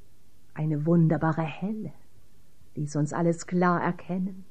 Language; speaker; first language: German; native; German